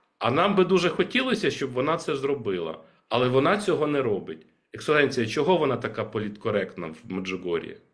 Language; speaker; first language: Ukrainian; native; Ukrainian